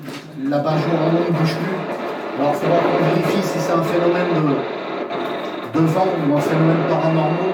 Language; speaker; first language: French; native; French